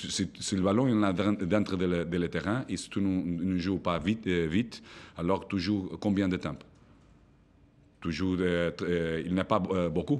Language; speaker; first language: French; non-native, fluent; Portuguese